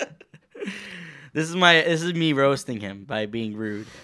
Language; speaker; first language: English; native; English